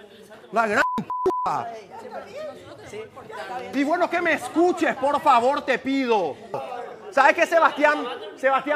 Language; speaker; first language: Spanish; native; Spanish